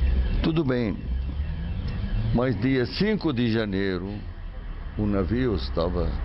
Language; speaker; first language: Portuguese; non-native, fluent; Arabic